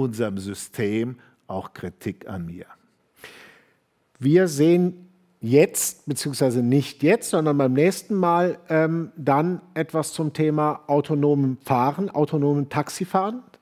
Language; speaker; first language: German; native; German